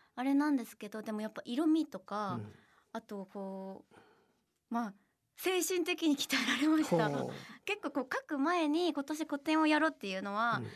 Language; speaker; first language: Japanese; non-native, fluent; Korean